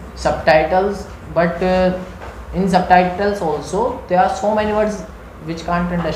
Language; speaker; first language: English; non-native, learner; Hindi